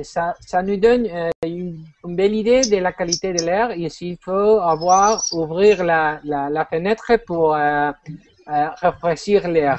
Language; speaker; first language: French; non-native, fluent; Spanish